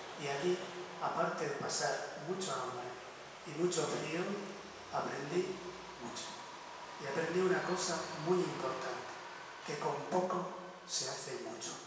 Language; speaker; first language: Spanish; non-native, local second language; Basque